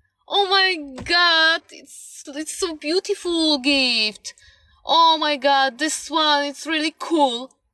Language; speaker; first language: English; non-native, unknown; Polish